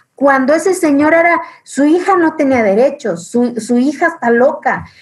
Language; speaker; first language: Spanish; early bilingual, other home language; Zapotec